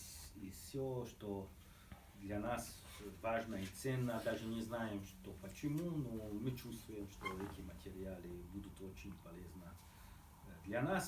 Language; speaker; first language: Russian; non-native, fluent; Hungarian